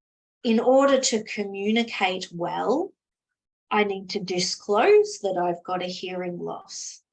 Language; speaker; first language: English; native; English